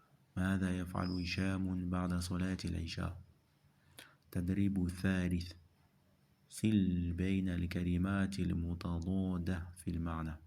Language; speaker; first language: Arabic; non-native, fluent; French